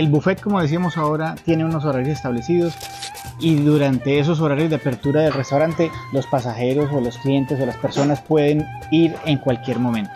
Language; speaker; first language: Spanish; native; Spanish